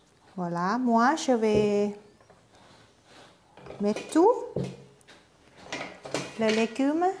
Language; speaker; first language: French; non-native, learner; Thai